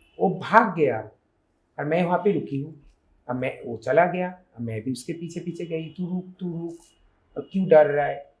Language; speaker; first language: Hindi; non-native, local second language; Bangla